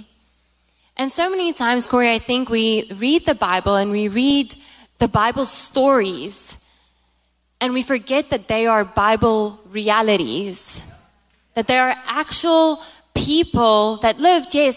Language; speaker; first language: English; non-native, local second language; Afrikaans